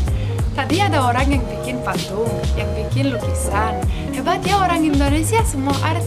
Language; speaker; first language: Indonesian; non-native, learner; Romanian